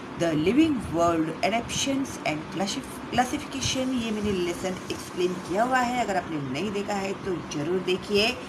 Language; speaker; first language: Hindi; non-native, local second language; Marathi